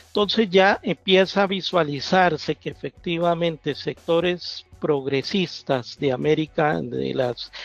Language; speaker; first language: Spanish; native; Spanish